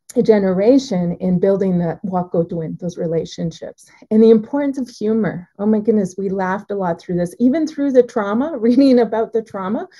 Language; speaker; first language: English; native; English